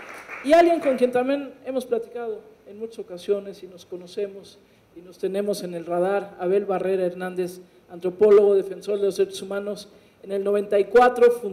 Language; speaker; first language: Spanish; native; Spanish